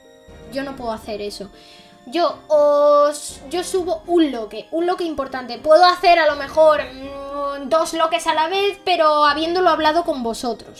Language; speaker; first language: Spanish; native; Spanish